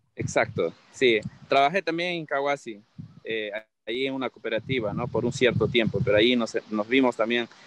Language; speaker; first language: Spanish; native; Spanish